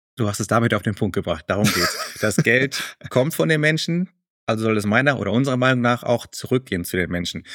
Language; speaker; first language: German; early bilingual, other home language; Spanish